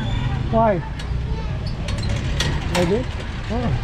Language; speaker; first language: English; non-native, learner; Burmese